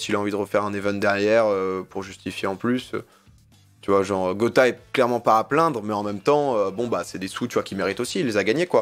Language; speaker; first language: French; native; French